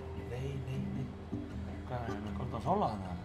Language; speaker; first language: Icelandic; native; Icelandic